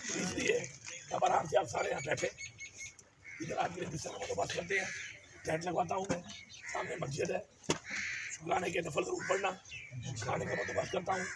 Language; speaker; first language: Urdu; non-native, local second language; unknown